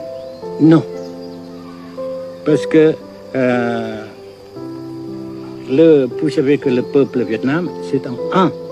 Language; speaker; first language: French; non-native, local second language; Vietnamese